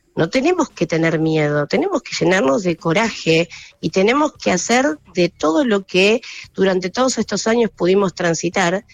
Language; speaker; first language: Spanish; native; Spanish